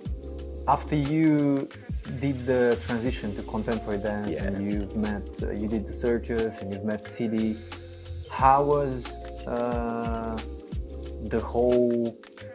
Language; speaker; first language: English; non-native, fluent; Romanian